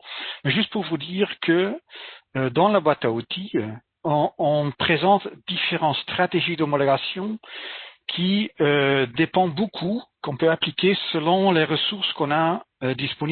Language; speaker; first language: French; non-native, fluent; Dutch